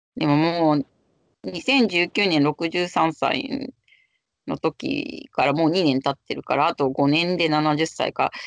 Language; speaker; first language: Japanese; native; Japanese